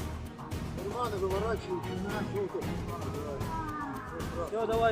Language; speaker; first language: Russian; native; Russian